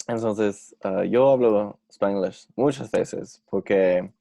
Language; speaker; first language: Spanish; non-native, learner; English